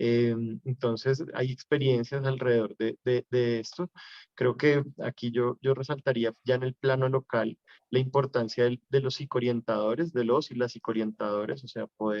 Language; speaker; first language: Spanish; native; Spanish